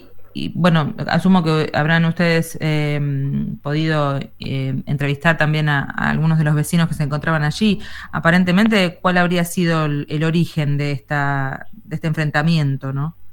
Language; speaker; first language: Spanish; native; Spanish